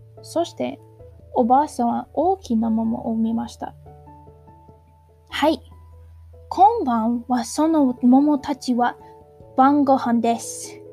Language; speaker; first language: Japanese; non-native, learner; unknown